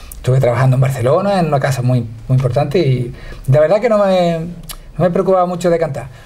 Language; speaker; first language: Spanish; native; Spanish